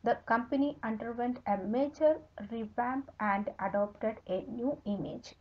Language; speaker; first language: English; non-native, local second language; Malayalam